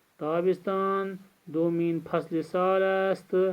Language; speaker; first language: Persian; non-native, fluent; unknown